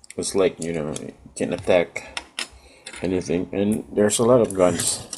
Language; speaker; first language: English; non-native, local second language; Cebuano